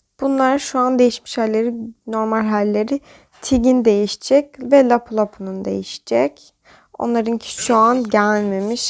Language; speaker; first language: Turkish; native; Turkish